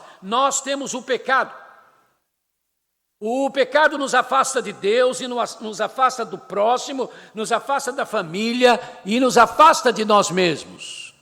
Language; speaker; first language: Portuguese; native; Portuguese